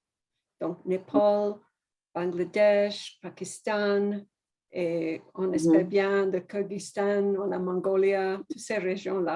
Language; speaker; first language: French; non-native, fluent; English